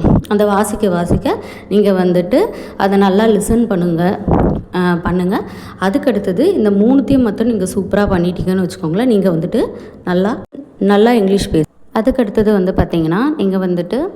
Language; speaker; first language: Tamil; native; Tamil